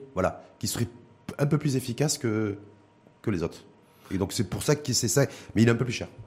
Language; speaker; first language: French; non-native, local second language; Arabic